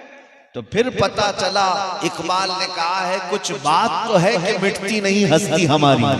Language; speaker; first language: Urdu; native; Urdu